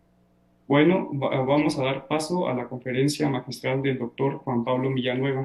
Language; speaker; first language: Spanish; native; Spanish